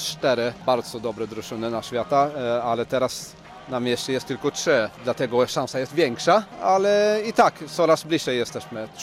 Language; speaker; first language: Polish; non-native, learner; Swedish